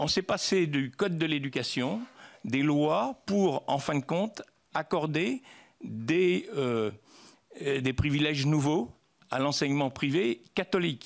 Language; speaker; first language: French; native; French